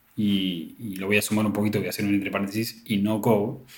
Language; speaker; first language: Spanish; native; Spanish